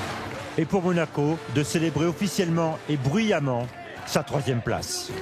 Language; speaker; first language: French; native; French